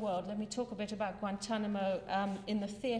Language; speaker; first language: English; native; English